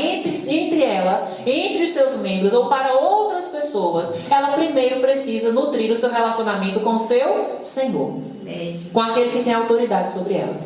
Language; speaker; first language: Portuguese; native; Portuguese